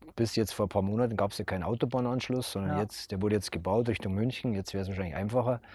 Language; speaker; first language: German; native; German